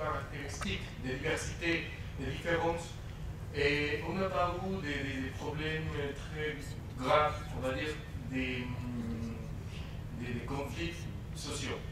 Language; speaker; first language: French; non-native, fluent; Spanish